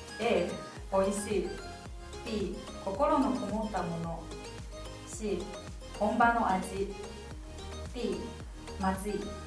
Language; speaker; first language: Japanese; non-native, fluent; Chinese